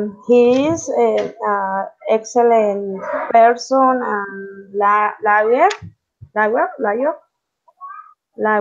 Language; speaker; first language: English; non-native, learner; Spanish